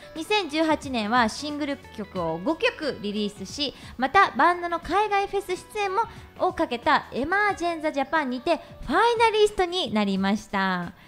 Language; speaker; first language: Japanese; native; Japanese